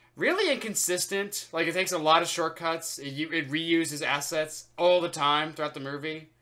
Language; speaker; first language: English; native; English